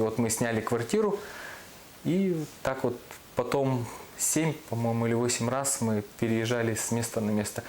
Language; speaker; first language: Russian; native; Russian